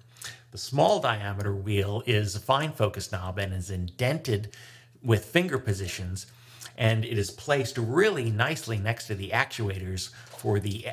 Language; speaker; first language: English; native; English